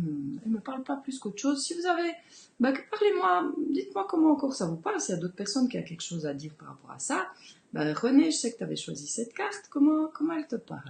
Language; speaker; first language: French; native; French